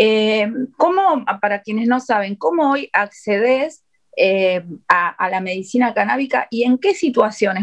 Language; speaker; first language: Spanish; native; Spanish